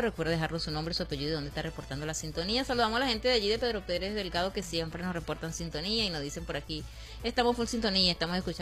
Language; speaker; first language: Spanish; native; Spanish